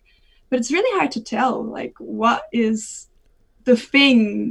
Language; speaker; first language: English; non-native, fluent; German